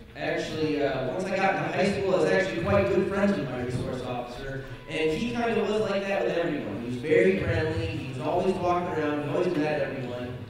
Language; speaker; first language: English; native; English